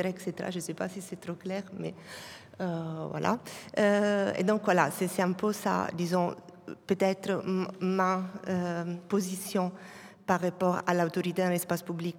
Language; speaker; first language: French; non-native, fluent; Italian